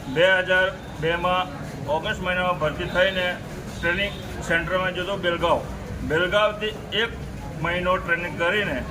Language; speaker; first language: Gujarati; non-native, local second language; Rathawi